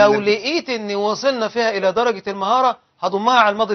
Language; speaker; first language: Arabic; native; Arabic